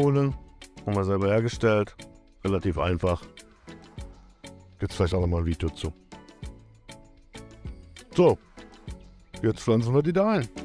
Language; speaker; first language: German; native; German